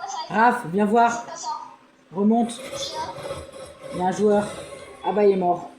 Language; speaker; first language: French; native; French